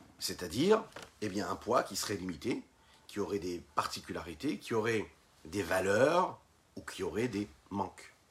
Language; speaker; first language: French; native; French